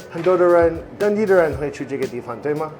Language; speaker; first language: Chinese; non-native, learner; English